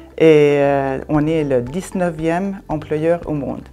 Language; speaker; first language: French; non-native, fluent; Swedish